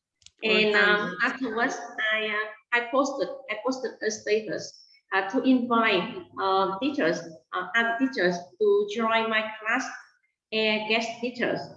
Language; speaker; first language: English; non-native, fluent; Vietnamese